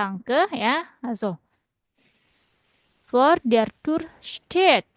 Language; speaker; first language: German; non-native, fluent; Indonesian